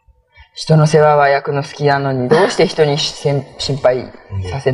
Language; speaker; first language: Japanese; native; Japanese